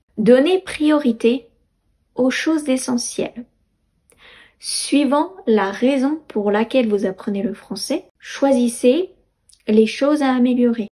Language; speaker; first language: French; native; French